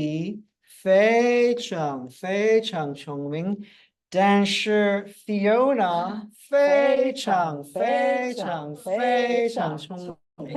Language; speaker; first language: Chinese; non-native, fluent; English